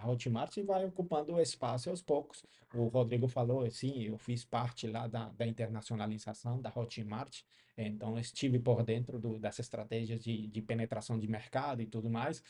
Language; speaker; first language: Portuguese; non-native, fluent; Spanish